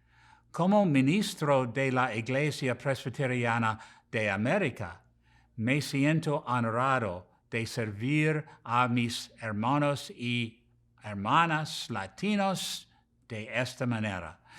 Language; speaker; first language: Spanish; non-native, learner; English